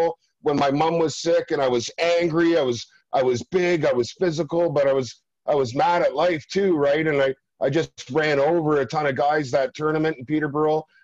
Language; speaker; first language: English; native; English